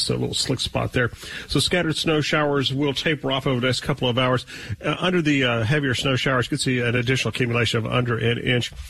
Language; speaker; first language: English; native; English